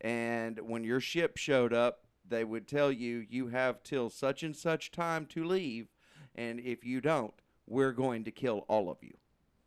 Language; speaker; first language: English; native; English